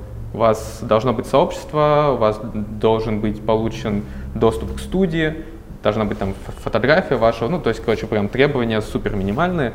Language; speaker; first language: Russian; native; Russian